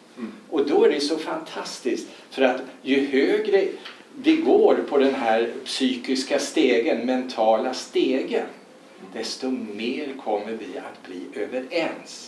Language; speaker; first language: Swedish; native; Swedish